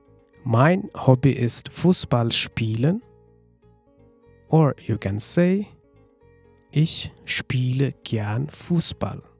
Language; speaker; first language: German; non-native, fluent; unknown